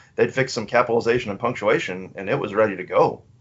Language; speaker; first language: English; native; English